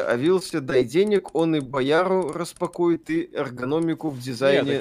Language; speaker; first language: Russian; native; Russian